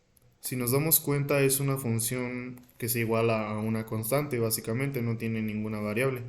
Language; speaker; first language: Spanish; native; Spanish